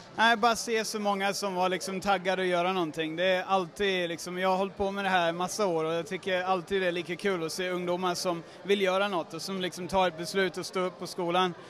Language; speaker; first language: Swedish; non-native, fluent; English